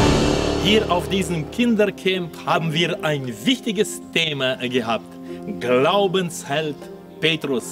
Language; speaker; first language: German; non-native, fluent; Russian